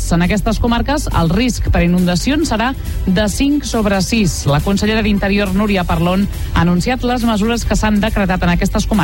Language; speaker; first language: Catalan; native; Catalan